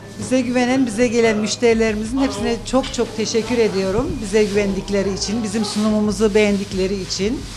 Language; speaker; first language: Turkish; native; Turkish